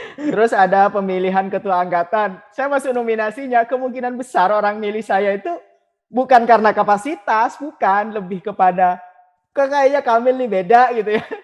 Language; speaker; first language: Indonesian; non-native, local second language; Madurese